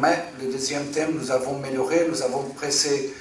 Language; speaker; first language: French; non-native, fluent; Portuguese